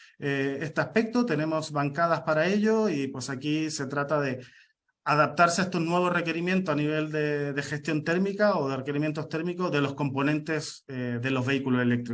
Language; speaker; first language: Spanish; native; Spanish